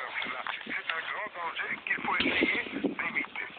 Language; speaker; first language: French; native; French